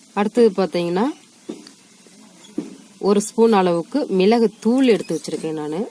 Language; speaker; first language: Tamil; native; Tamil